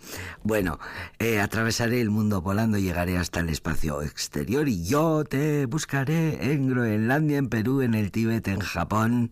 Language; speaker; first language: Spanish; native; Spanish